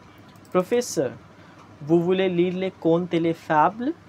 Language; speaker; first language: French; non-native, fluent; Hindi